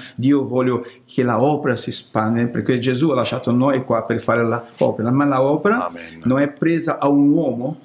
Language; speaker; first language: Italian; non-native, learner; Portuguese